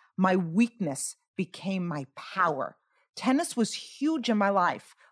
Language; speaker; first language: English; native; English